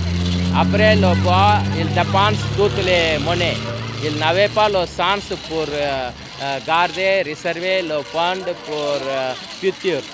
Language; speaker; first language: French; non-native, learner; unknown